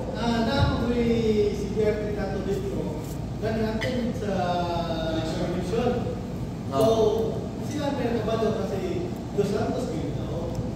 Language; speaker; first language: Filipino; non-native, local second language; Cebuano